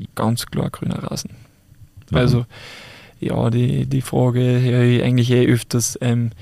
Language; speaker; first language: German; native; German